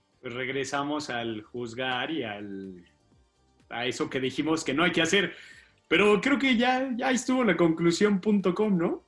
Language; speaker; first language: Spanish; native; Spanish